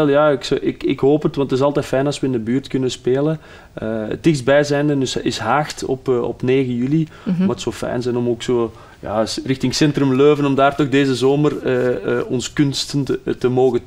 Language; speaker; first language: Dutch; native; Dutch